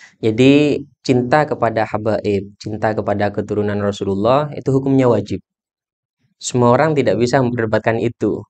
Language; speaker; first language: Indonesian; non-native, local second language; Madurese